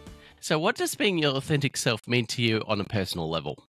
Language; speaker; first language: English; native; English